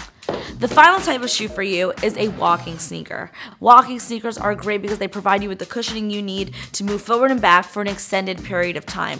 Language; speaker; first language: English; native; English